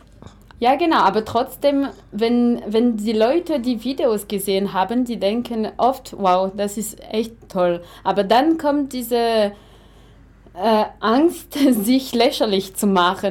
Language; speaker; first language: German; non-native, fluent; French